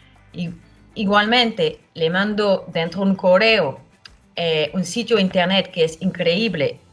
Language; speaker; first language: Spanish; non-native, fluent; French